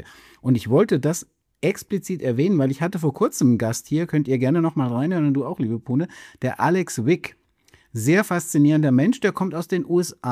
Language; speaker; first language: German; native; German